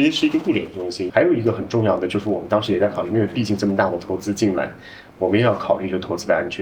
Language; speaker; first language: Chinese; native; Chinese